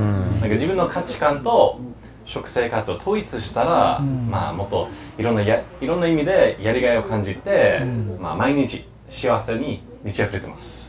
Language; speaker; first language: Japanese; non-native, fluent; English